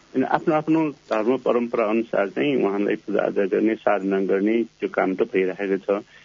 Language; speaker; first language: Nepali; non-native, local second language; Newari